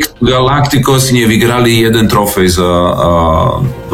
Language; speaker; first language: Polish; non-native, learner; Serbian